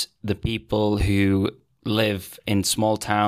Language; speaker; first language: English; native; English